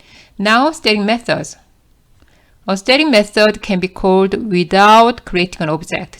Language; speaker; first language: English; non-native, fluent; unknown